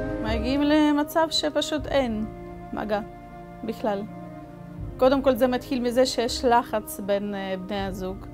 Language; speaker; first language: Hebrew; early bilingual, other home language; Russian